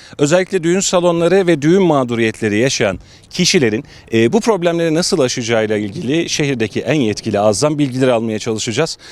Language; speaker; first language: Turkish; native; Turkish